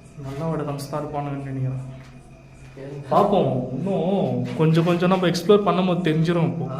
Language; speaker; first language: Tamil; native; Tamil